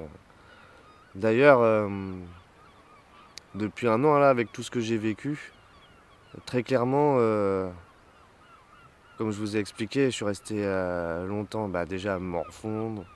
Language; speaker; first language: French; native; French